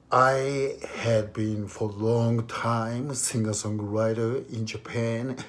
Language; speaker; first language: English; non-native, fluent; Japanese